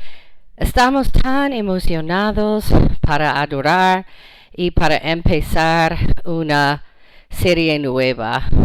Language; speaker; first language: Spanish; non-native, fluent; English